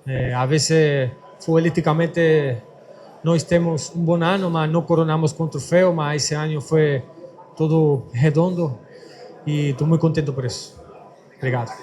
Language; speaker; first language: Portuguese; non-native, fluent; Spanish